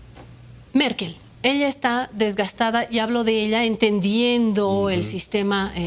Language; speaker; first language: Spanish; native; Spanish